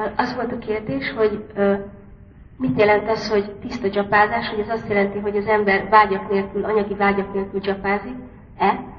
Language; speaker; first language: Hungarian; native; Hungarian